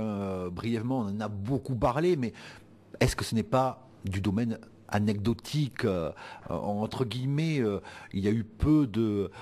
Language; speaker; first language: French; native; French